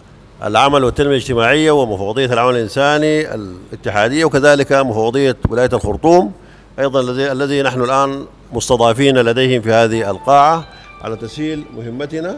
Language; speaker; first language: Arabic; native; Arabic